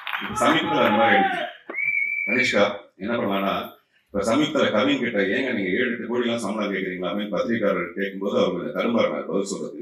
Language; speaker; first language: Tamil; native; Tamil